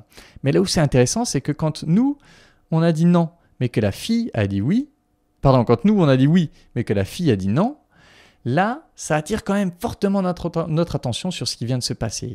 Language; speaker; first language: French; native; French